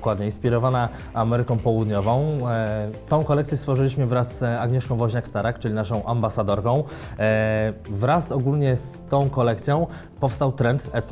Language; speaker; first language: Polish; native; Polish